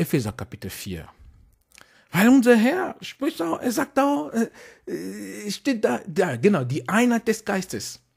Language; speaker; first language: German; non-native, fluent; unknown